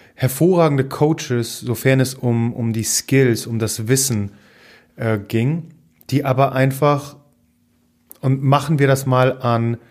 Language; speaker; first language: German; non-native, fluent; Polish